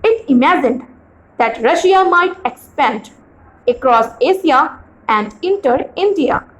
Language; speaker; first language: English; non-native, local second language; Hindi